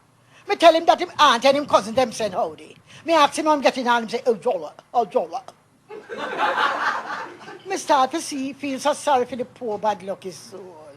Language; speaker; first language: English; native; English